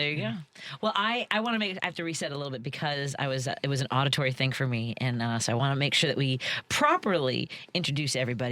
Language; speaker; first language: English; native; English